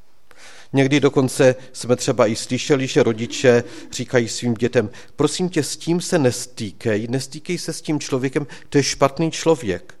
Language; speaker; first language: Czech; native; Czech